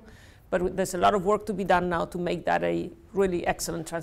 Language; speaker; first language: English; non-native, fluent; Spanish